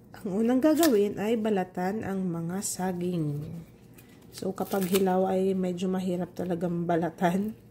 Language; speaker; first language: Filipino; non-native, local second language; Bikol